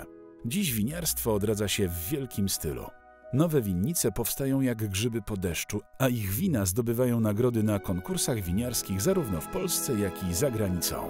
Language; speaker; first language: Polish; native; Polish